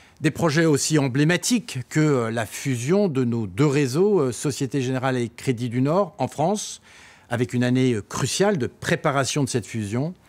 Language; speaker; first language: French; native; French